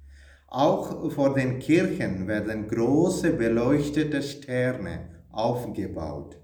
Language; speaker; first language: German; non-native, fluent; Malayalam